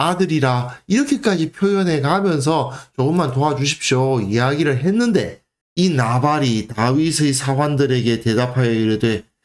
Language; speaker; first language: Korean; native; Korean